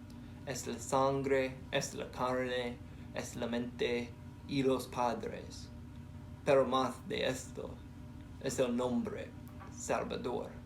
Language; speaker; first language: Spanish; non-native, learner; English